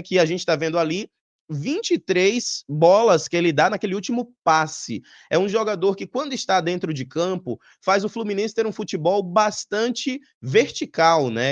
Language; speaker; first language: Portuguese; native; Portuguese